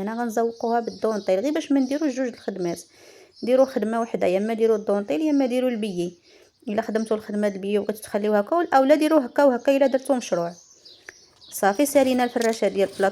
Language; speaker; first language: Arabic; native; Arabic